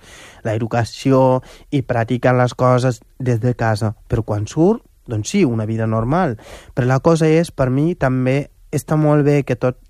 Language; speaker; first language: Catalan; non-native, fluent; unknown